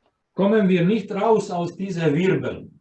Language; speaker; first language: German; non-native, fluent; Croatian